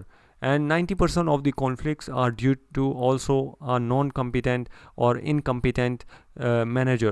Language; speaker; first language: English; non-native, local second language; Urdu